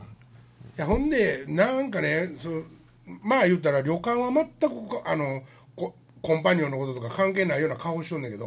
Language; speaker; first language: Japanese; native; Japanese